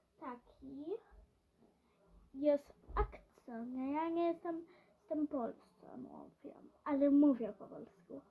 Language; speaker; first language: Polish; early bilingual, heritage; Polish